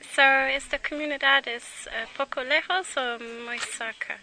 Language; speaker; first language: Spanish; non-native, learner; English